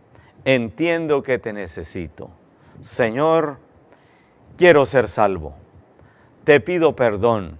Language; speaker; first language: Spanish; native; Spanish